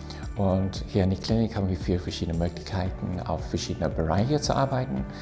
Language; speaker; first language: German; non-native, fluent; English